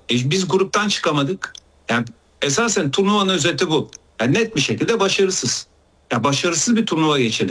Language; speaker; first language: Turkish; native; Turkish